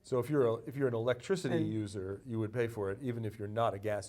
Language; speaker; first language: English; native; English